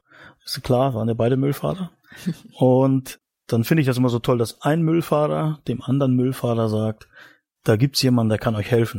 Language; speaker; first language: German; native; German